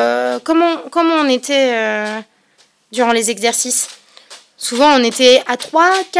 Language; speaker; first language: French; native; French